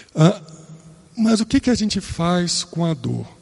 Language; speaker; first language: Portuguese; native; Portuguese